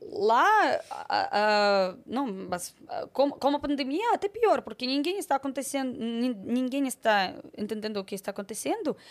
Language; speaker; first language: Portuguese; non-native, fluent; Russian